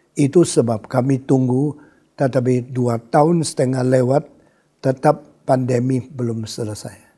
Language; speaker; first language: Indonesian; non-native, fluent; Min Nan Chinese